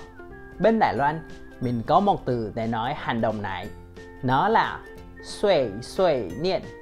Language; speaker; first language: Vietnamese; non-native, fluent; Chinese